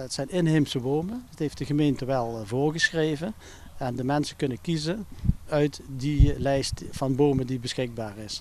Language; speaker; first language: Dutch; native; Dutch